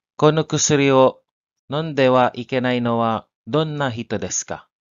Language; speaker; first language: Japanese; non-native, learner; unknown